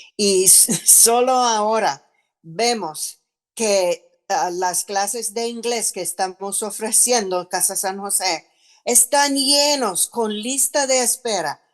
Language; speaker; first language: Spanish; non-native, fluent; English